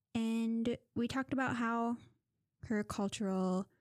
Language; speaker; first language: English; native; English